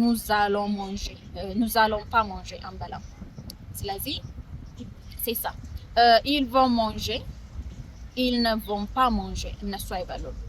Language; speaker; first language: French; non-native, fluent; Amharic